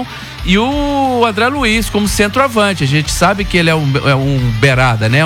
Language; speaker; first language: Portuguese; native; Portuguese